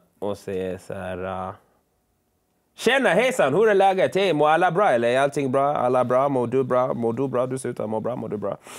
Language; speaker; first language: Swedish; early bilingual, other home language; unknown